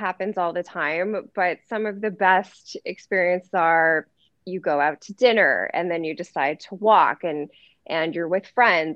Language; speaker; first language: English; native; English